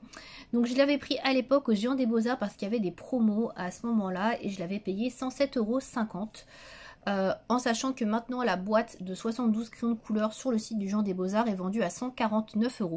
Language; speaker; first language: French; native; French